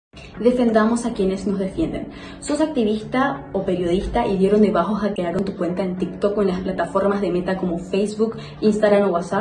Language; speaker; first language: Spanish; native; Spanish